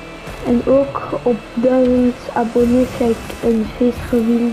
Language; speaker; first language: Dutch; non-native, local second language; French